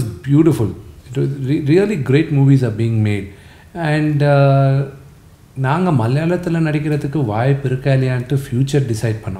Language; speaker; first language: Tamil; non-native, local second language; Telugu